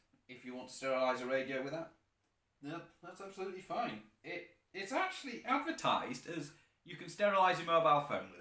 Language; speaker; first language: English; native; English